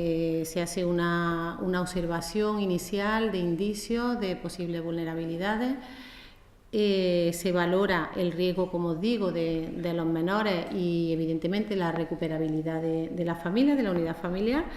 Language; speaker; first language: Spanish; native; Spanish